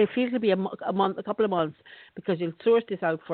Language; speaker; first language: English; native; English